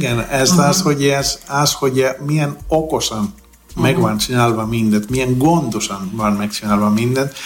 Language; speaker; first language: Hungarian; non-native, fluent; Greek